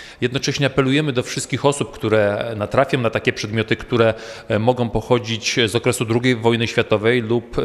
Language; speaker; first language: Polish; native; Polish